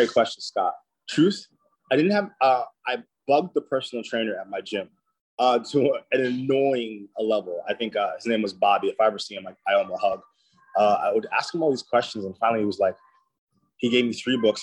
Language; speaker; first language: English; native; English